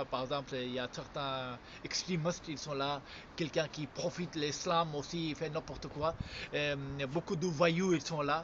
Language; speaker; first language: French; non-native, fluent; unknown